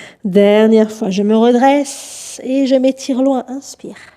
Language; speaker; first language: French; native; French